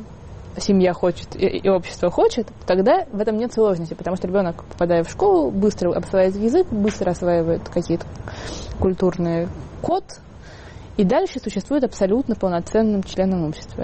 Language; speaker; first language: Russian; native; Russian